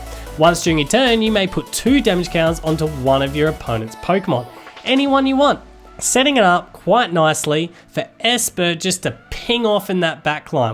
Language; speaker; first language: English; native; English